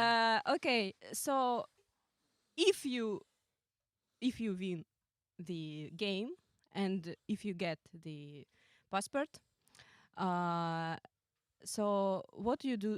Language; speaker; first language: English; non-native, fluent; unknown